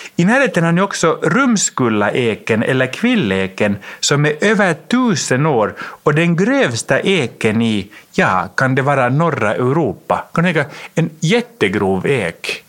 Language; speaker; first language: Swedish; native; Swedish